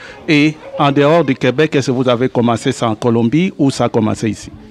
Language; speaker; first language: French; native; French